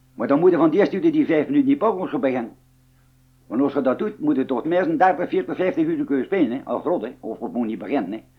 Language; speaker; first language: Dutch; native; Dutch